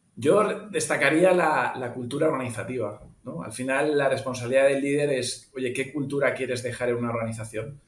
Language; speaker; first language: Spanish; native; Spanish